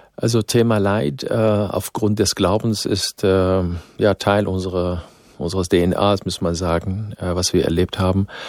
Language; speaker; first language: German; non-native, fluent; Arabic